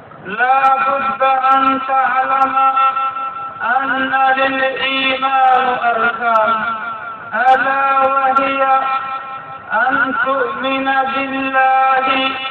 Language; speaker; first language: Arabic; native; Arabic